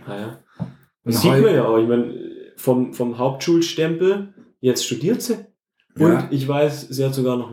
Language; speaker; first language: German; native; German